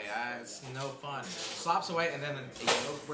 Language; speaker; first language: English; non-native, local second language; Filipino